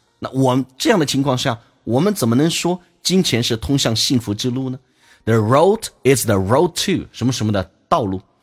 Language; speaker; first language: Chinese; native; Chinese